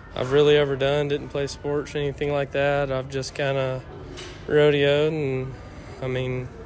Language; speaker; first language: English; native; English